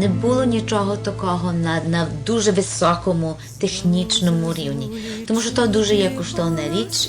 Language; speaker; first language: Ukrainian; early bilingual, heritage; Ukrainian